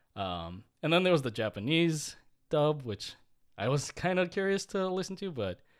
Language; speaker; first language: English; early bilingual, other home language; Filipino